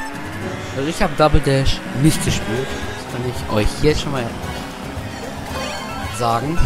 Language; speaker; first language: German; native; German